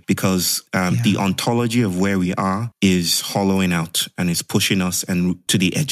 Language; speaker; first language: English; non-native, local second language; Yoruba